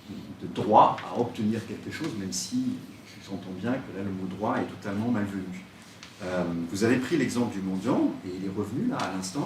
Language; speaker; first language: French; native; French